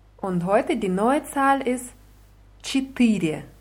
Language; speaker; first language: German; non-native, fluent; Russian